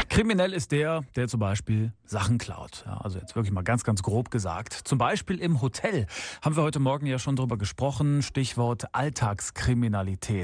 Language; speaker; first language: German; native; German